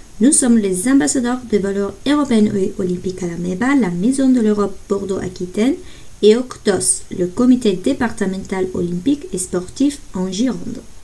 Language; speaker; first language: French; non-native, fluent; Italian